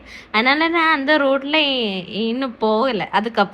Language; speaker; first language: Tamil; non-native, learner; Malayalam